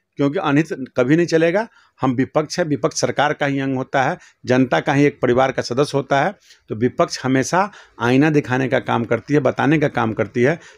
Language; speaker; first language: Hindi; native; Hindi